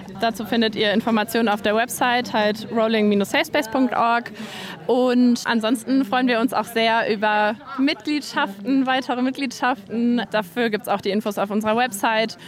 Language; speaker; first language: German; native; German